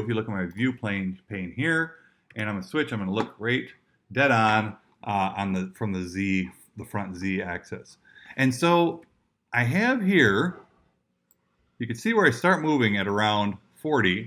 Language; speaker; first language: English; native; English